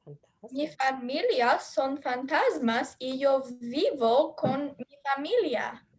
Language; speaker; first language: Spanish; non-native, learner; English